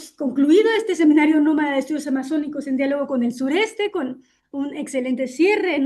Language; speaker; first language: Spanish; native; Spanish